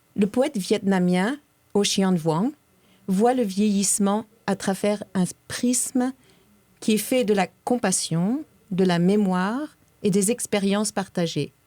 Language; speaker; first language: French; native; French